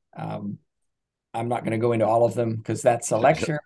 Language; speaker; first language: English; native; English